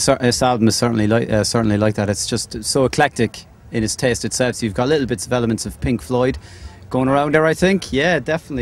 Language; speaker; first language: English; native; English